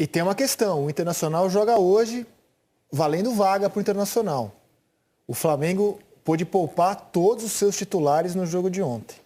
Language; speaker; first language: Portuguese; native; Portuguese